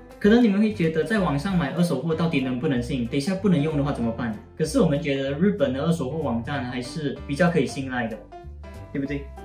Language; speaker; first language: Chinese; native; Chinese